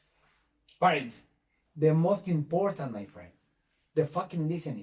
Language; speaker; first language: English; non-native, fluent; Spanish